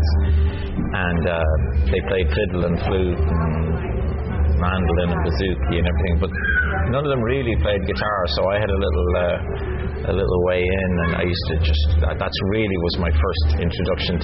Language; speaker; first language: English; native; English